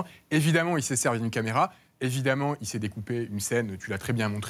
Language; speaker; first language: French; native; French